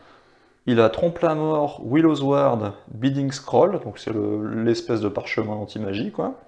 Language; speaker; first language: French; native; French